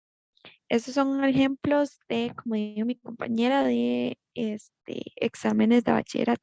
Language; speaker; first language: Spanish; native; Spanish